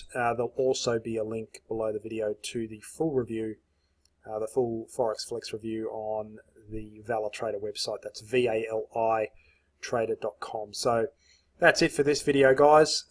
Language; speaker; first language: English; native; English